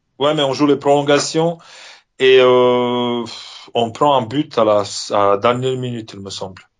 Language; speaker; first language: French; non-native, fluent; Serbian